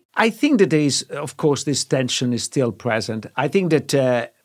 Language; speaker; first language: English; non-native, fluent; Italian